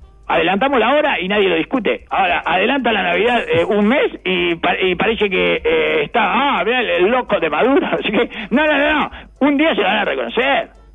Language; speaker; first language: Spanish; native; Spanish